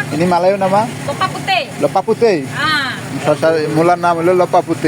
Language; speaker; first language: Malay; non-native, learner; Bangla